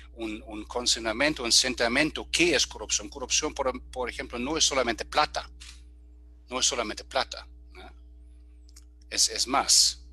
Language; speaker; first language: Spanish; non-native, fluent; German